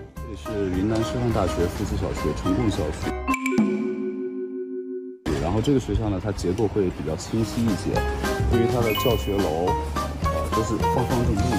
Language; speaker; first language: Chinese; native; Chinese